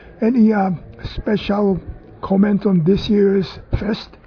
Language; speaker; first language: English; non-native, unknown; Japanese